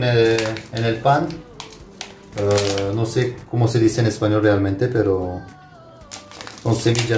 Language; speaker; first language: Spanish; non-native, fluent; Turkish